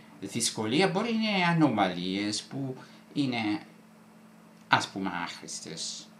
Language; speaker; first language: Greek; non-native, fluent; Italian